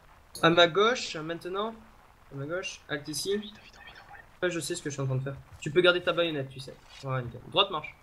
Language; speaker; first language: French; native; French